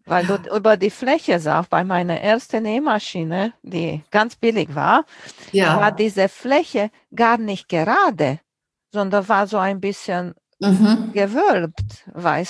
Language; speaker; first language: German; non-native, fluent; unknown